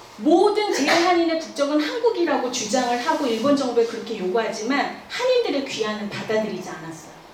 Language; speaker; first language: Korean; native; Korean